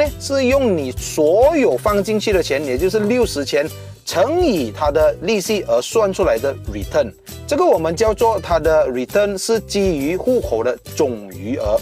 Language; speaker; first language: Chinese; native; Chinese